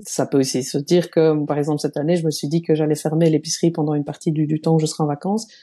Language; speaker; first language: French; native; French